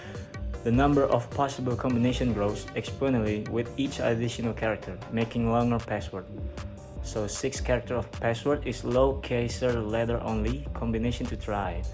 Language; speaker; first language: English; non-native, learner; Indonesian